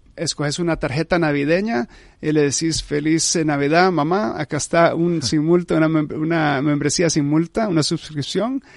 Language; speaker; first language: Spanish; early bilingual, heritage; Spanish